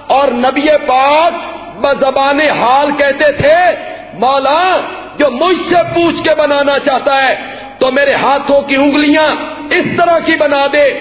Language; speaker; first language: Urdu; non-native, local second language; Punjabi